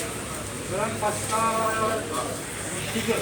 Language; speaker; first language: Malay; native; Malay